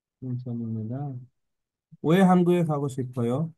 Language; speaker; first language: Korean; non-native, fluent; Bangla